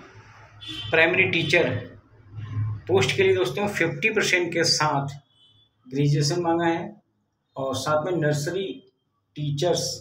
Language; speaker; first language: Hindi; native; Hindi